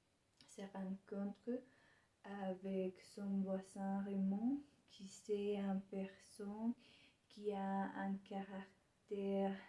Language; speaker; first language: French; non-native, learner; Spanish